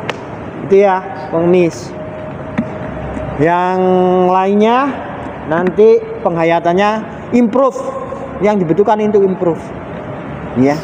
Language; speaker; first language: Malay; non-native, local second language; Javanese